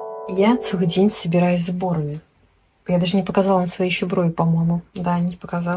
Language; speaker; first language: Russian; native; Russian